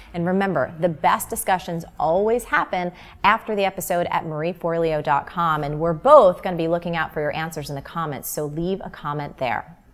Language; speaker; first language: English; native; English